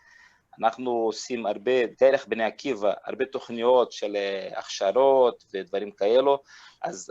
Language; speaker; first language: Hebrew; non-native, fluent; Portuguese